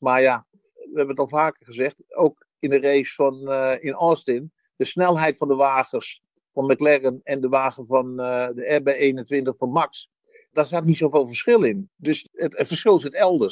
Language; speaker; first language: Dutch; native; Dutch